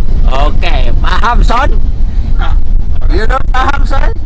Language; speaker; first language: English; non-native, learner; Indonesian